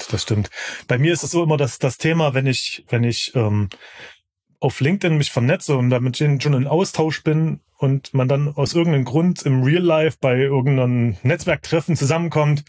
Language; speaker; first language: German; native; German